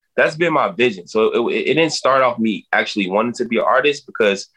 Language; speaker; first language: English; native; English